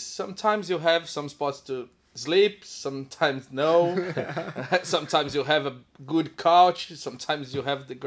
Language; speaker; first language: English; non-native, learner; Portuguese